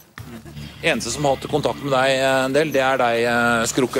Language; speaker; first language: Norwegian; native; Norwegian